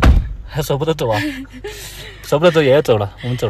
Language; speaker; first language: Chinese; native; Chinese